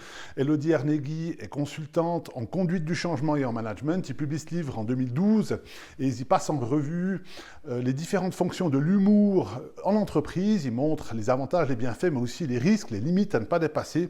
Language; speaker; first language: French; native; French